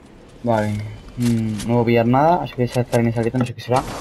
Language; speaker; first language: Spanish; native; Spanish